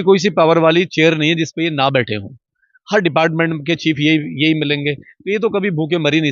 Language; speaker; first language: Hindi; native; Hindi